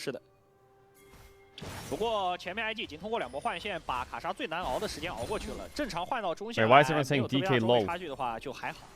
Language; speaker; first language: Chinese; native; Chinese